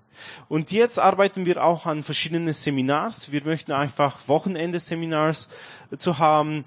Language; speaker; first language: German; non-native, learner; Romanian